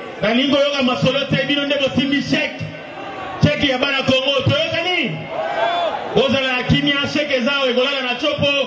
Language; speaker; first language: Lingala; native; Lingala